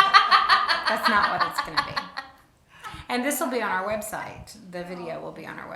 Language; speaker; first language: English; native; English